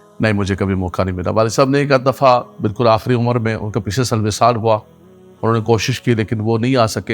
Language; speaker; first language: Urdu; non-native, local second language; Gujari